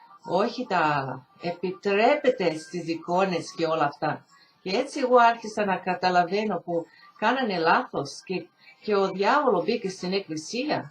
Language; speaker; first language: Greek; early bilingual, heritage; Greek